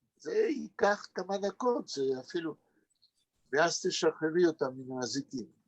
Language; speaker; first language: Hebrew; native; Hebrew